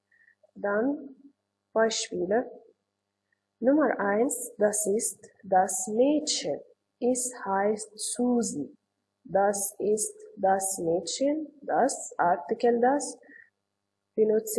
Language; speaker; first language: German; non-native, learner; Arabic